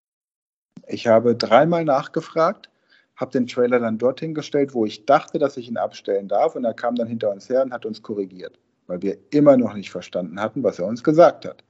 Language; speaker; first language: German; native; German